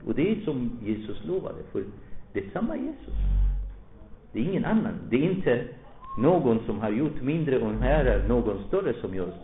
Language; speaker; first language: Swedish; non-native, fluent; Arabic